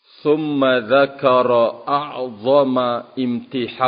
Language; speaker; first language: Arabic; non-native, fluent; Indonesian